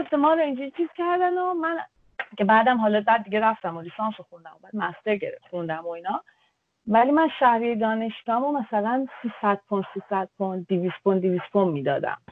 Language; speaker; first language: Persian; native; Persian